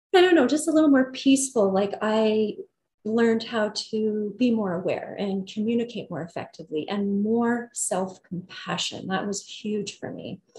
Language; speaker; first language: English; native; English